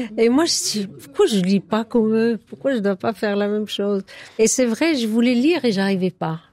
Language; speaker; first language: French; non-native, fluent; Arabic